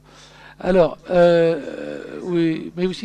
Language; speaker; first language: French; native; French